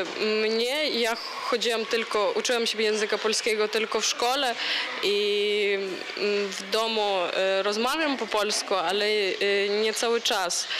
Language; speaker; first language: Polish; early bilingual, heritage; Polish